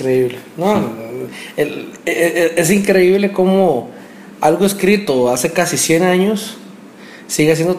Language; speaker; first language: Spanish; native; Spanish